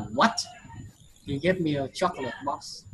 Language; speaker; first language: English; non-native, learner; Vietnamese